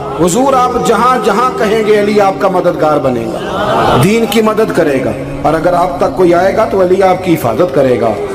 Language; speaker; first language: Urdu; non-native, local second language; Punjabi